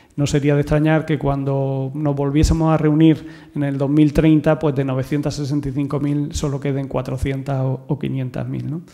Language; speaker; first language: Spanish; native; Spanish